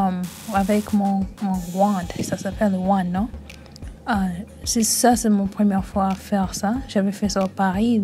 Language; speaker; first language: French; early bilingual, heritage; French